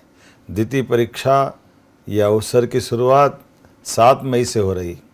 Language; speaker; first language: Hindi; native; Hindi